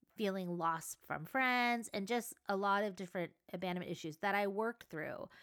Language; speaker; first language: English; native; English